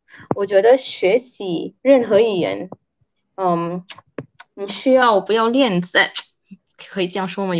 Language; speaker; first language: Chinese; early bilingual, heritage; Chinese